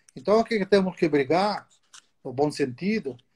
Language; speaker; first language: Portuguese; early bilingual, other home language; Italian